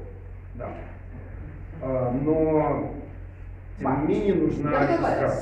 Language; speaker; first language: Russian; native; Russian